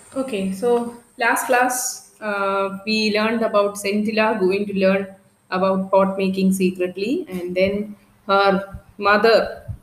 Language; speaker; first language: English; non-native, local second language; Malayalam